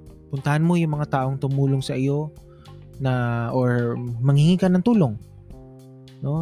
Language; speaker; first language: Filipino; native; Filipino